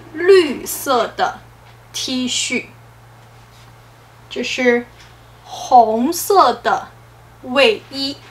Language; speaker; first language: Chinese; non-native, fluent; English